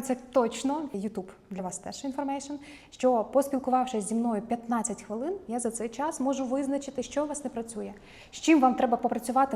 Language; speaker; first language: Ukrainian; native; Ukrainian